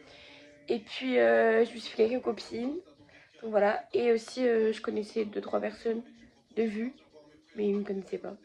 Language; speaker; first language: French; native; French